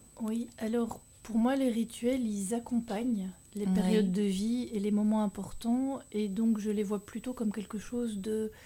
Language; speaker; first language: French; native; French